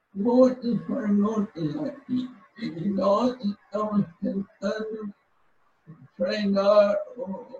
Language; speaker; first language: Portuguese; non-native, learner; English